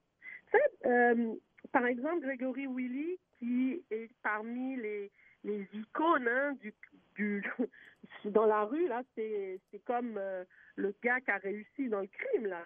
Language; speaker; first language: French; native; French